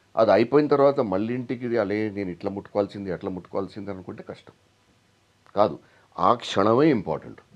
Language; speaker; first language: Telugu; non-native, local second language; Hindi